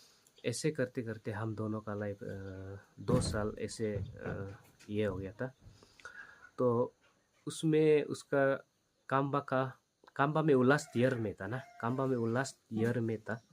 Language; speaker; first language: Hindi; non-native, local second language; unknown